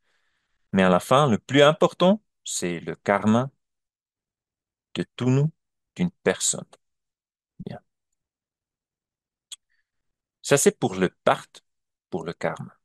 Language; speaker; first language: French; non-native, learner; German